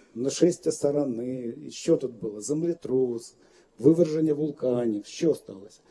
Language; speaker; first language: Ukrainian; non-native, fluent; Lithuanian